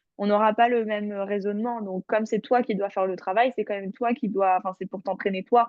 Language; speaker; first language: French; native; French